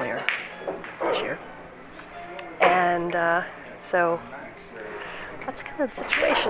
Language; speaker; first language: English; native; English